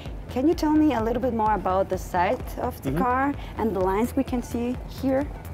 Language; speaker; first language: English; non-native, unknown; Spanish